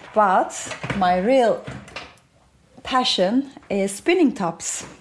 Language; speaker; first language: English; non-native, fluent; Turkish